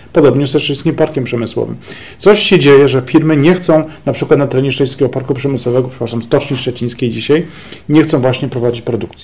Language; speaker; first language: Polish; native; Polish